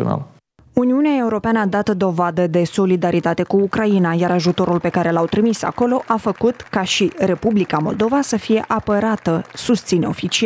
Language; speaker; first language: Romanian; native; Romanian